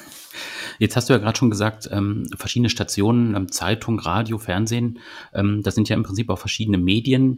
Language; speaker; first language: German; native; German